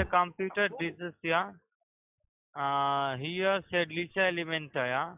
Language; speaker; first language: German; non-native, learner; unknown